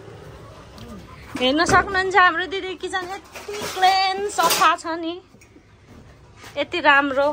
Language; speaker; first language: Nepali; native; Nepali